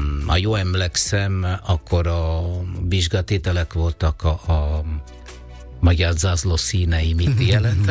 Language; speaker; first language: Hungarian; non-native, learner; Italian